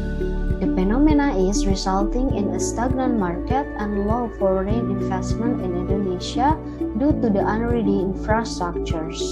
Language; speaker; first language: English; non-native, learner; Indonesian